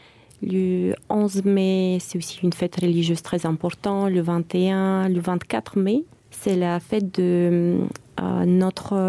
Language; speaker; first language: French; non-native, fluent; Bulgarian